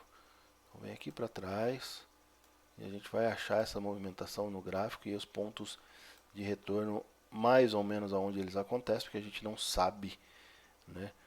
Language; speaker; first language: Portuguese; native; Portuguese